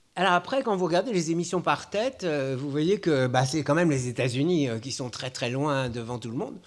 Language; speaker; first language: French; native; French